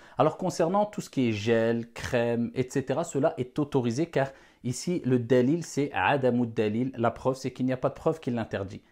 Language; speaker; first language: French; non-native, local second language; Wolof